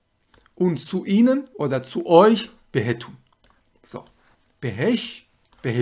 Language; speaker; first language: German; non-native, fluent; Persian